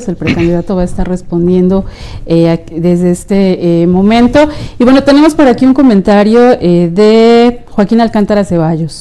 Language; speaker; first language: Spanish; native; Spanish